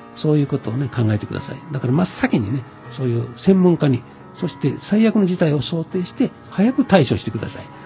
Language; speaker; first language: Japanese; native; Japanese